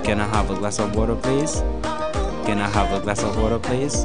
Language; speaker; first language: English; non-native, learner; Haitian Creole